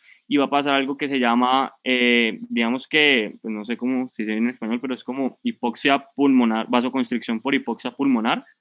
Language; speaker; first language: Spanish; native; Spanish